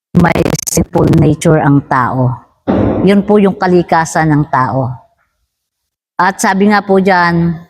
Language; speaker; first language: Filipino; native; Filipino